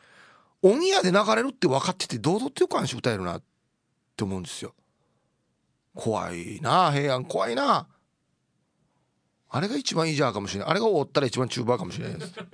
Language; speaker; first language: Japanese; native; Japanese